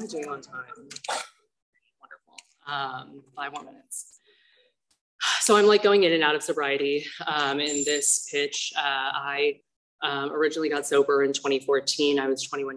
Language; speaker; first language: English; native; English